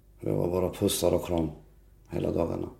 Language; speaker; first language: Swedish; non-native, local second language; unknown